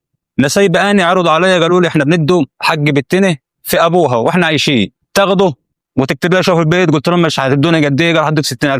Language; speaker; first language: Arabic; native; Arabic